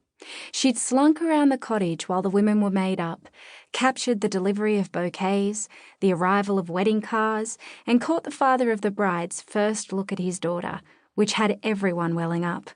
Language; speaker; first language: English; native; English